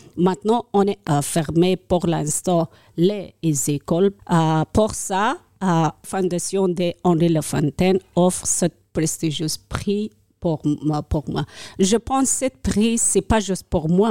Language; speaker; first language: French; non-native, learner; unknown